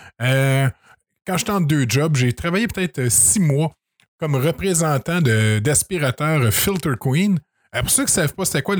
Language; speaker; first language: French; native; French